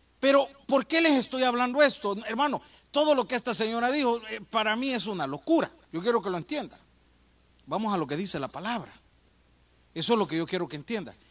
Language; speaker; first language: Spanish; native; Spanish